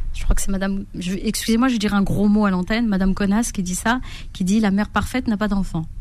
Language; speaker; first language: French; native; French